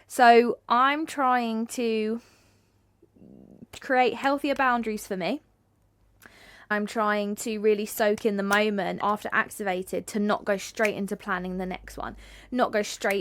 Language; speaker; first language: English; native; English